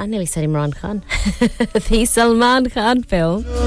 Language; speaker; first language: English; early bilingual, other home language; Urdu